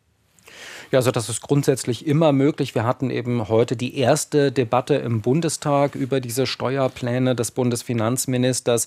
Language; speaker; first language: German; native; German